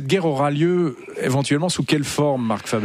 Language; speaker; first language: French; native; French